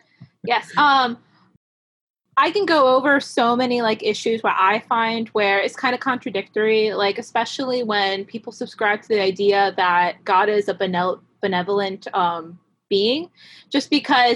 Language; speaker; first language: English; native; English